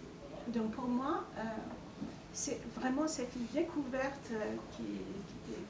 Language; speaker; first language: French; non-native, fluent; Persian